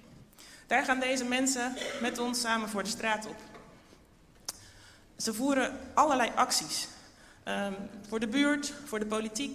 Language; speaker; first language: Dutch; native; Dutch